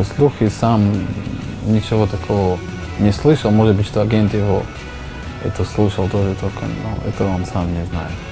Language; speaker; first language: Russian; non-native, learner; Slovak